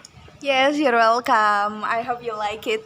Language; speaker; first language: English; non-native, learner; Indonesian